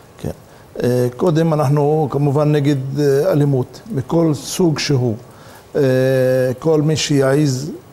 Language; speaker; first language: Hebrew; non-native, local second language; Arabic